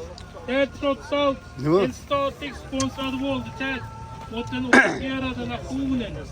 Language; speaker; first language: Swedish; non-native, fluent; Uyghur